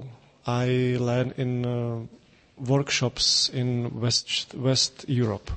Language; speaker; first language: English; non-native, learner; Czech